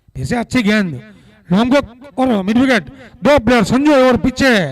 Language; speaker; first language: Hindi; non-native, local second language; Gujarati